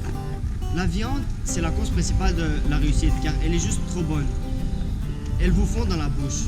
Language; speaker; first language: French; native; French